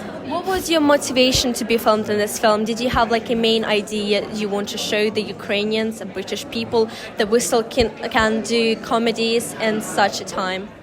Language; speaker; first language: English; non-native, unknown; Ukrainian